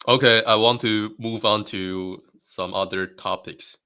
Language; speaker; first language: English; non-native, fluent; Chinese